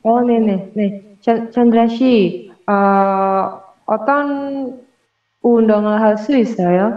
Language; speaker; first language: Korean; non-native, learner; Indonesian